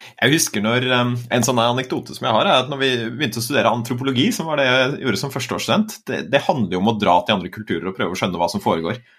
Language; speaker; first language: Norwegian; native; Norwegian